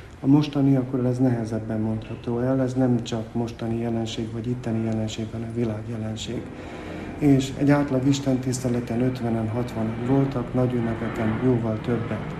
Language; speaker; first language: Hungarian; native; Hungarian